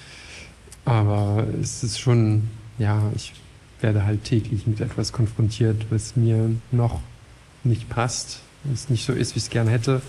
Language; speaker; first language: German; non-native, fluent; French